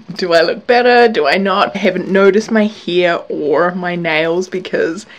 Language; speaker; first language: English; native; English